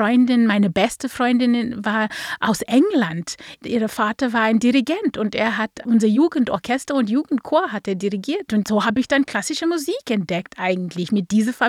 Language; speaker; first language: German; non-native, fluent; Afrikaans